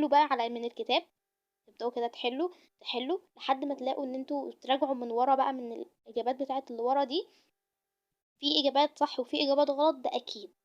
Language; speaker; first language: Arabic; native; Arabic